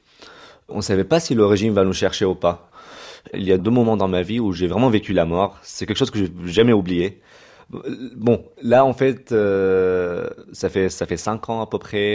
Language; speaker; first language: French; non-native, fluent; Arabic